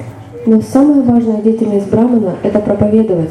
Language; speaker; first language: Russian; native; Russian